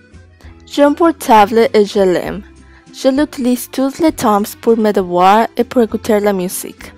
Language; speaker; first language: French; non-native, learner; English